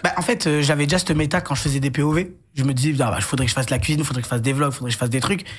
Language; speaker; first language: French; native; French